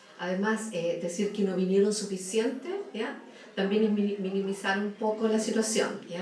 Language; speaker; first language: Spanish; native; Spanish